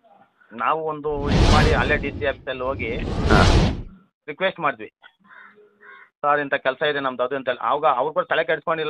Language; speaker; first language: Kannada; native; Kannada